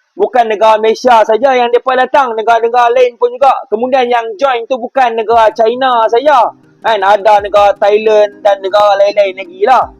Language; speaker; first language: Malay; native; Malay